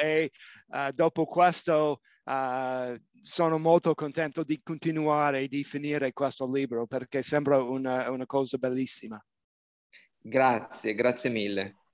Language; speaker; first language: Italian; non-native, fluent; English